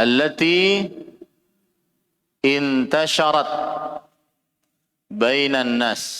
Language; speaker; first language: Arabic; non-native, fluent; Indonesian